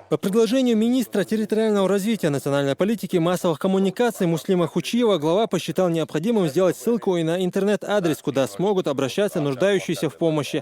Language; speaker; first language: Russian; native; Russian